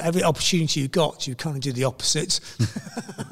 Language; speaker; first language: English; native; English